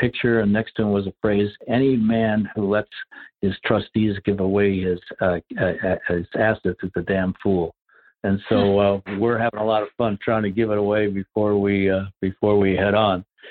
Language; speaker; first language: English; native; English